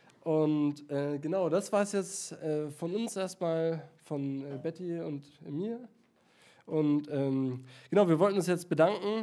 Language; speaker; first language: German; native; German